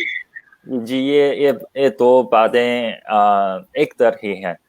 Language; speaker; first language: Hindi; non-native, learner; Chinese